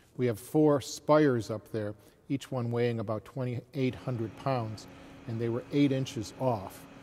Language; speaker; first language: English; native; English